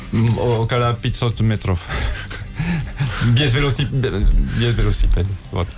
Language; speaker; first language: Russian; non-native, learner; French